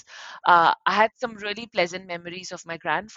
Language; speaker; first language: English; non-native, local second language; Punjabi